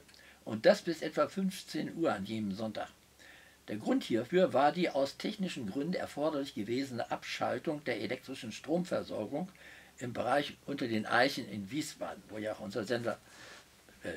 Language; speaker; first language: German; native; German